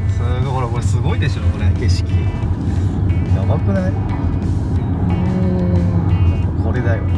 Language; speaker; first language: Japanese; native; Japanese